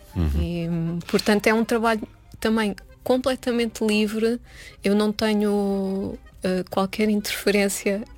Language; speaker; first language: Portuguese; native; Portuguese